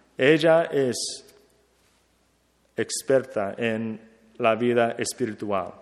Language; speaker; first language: Spanish; non-native, learner; English